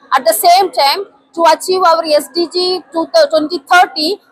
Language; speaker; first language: English; non-native, local second language; Tamil